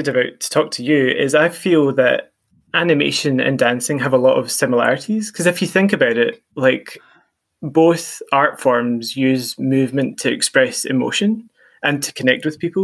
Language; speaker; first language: English; native; English